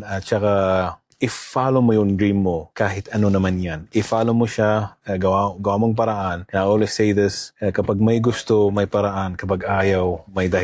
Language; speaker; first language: Filipino; early bilingual, heritage; Filipino